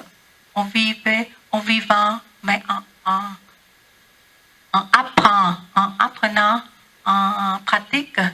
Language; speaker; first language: French; non-native, learner; Vietnamese